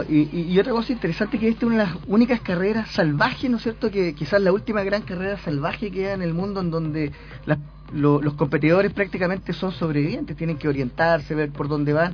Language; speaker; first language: Spanish; native; Spanish